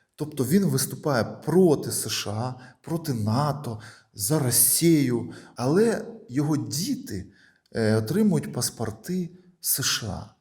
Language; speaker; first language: Ukrainian; non-native, local second language; Russian